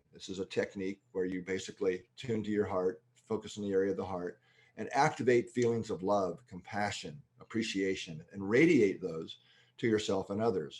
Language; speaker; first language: English; native; English